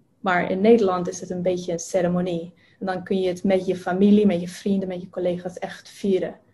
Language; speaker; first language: Dutch; non-native, fluent; English